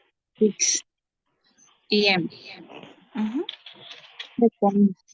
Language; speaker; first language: English; non-native, learner; Spanish